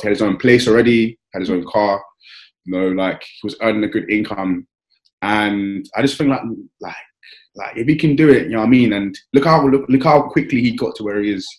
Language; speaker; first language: English; native; English